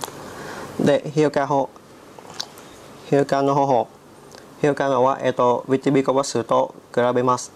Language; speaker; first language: Japanese; non-native, learner; Vietnamese